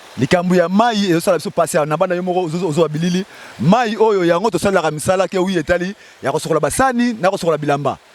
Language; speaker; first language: Lingala; non-native, local second language; Kongo